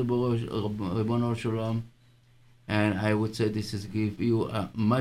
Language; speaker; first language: English; non-native, fluent; Hebrew